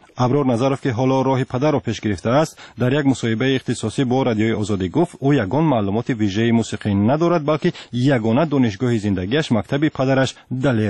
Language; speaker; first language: Persian; native; Persian